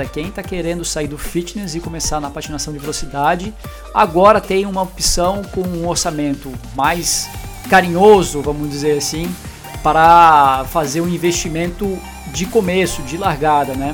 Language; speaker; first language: Portuguese; native; Portuguese